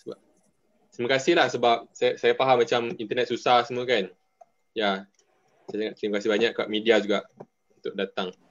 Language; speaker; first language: Malay; native; Malay